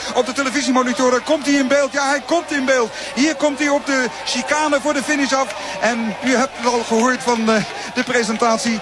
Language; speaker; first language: Dutch; native; Dutch